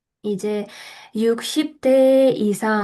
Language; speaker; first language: Korean; non-native, fluent; Russian